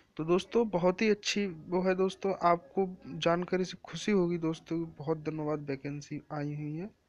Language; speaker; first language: Hindi; native; Hindi